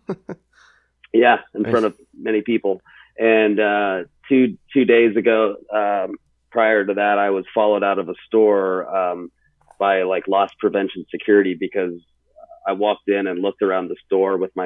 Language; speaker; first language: English; native; English